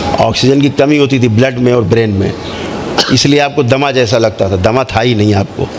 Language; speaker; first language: Hindi; native; Hindi